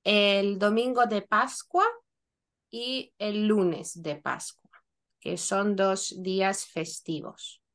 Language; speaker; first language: Spanish; non-native, fluent; Lithuanian